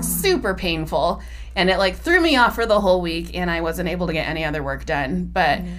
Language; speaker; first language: English; native; English